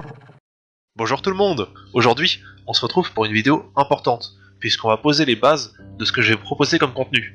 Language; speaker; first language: French; native; French